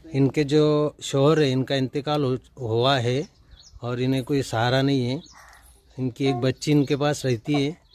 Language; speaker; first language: Hindi; non-native, local second language; Urdu